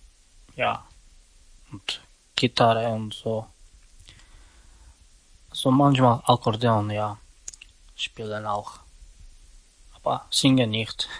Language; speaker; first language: German; non-native, learner; Romany